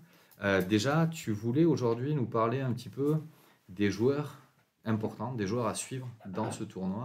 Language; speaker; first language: French; native; French